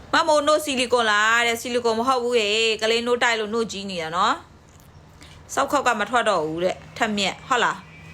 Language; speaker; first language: Burmese; non-native, local second language; Karen languages